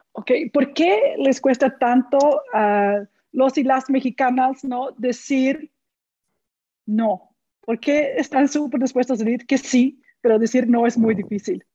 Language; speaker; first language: Spanish; non-native, fluent; English